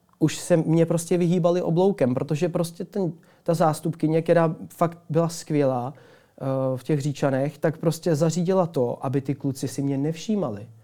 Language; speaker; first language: Czech; early bilingual, other home language; Ukrainian